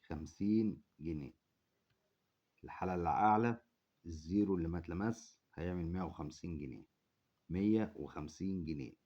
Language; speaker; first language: Arabic; native; Arabic